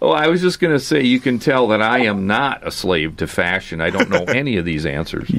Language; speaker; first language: English; native; English